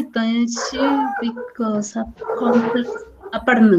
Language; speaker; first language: English; non-native, learner; Spanish